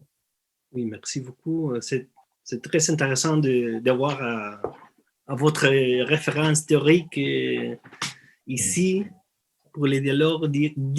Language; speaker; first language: French; non-native, fluent; Spanish